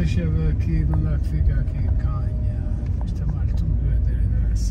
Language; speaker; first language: Portuguese; early bilingual, heritage; English